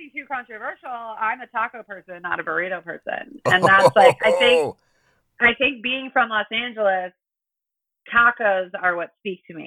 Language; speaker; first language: English; native; English